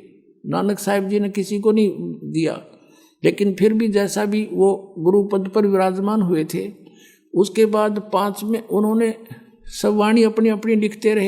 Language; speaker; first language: Hindi; native; Hindi